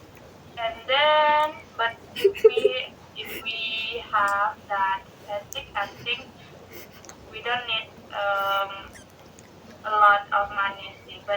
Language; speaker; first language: English; non-native, learner; Indonesian